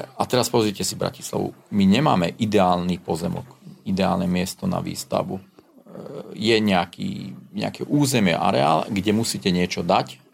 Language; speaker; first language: Slovak; non-native, local second language; Hungarian